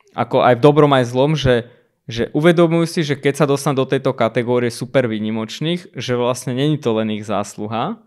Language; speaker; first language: Slovak; early bilingual, other home language; Armenian